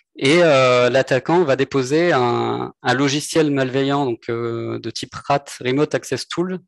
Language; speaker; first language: French; native; French